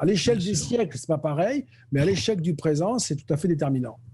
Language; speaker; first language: French; native; French